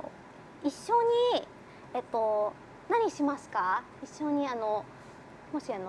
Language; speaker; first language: Japanese; non-native, learner; Indonesian